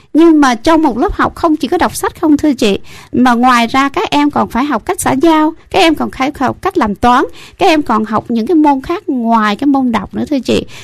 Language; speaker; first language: Vietnamese; early bilingual, heritage; Vietnamese